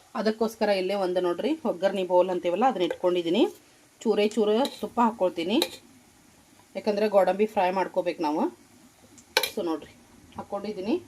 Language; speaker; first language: Kannada; native; Kannada